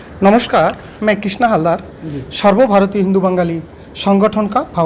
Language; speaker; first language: Hindi; non-native, local second language; Bangla